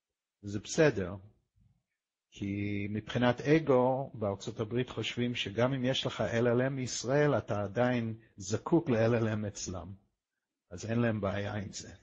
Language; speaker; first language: Hebrew; non-native, fluent; English